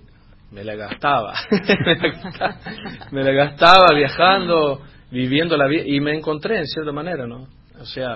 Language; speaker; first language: Spanish; non-native, fluent; Dutch